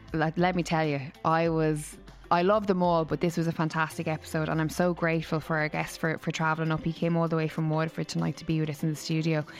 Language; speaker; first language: English; native; English